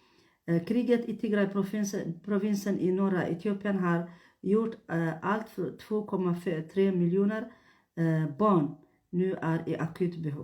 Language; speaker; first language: Swedish; non-native, fluent; Tigrinya